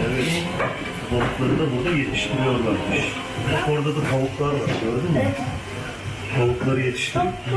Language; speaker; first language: Turkish; non-native, fluent; Kazakh